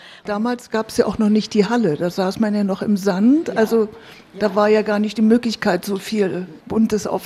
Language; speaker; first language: German; native; German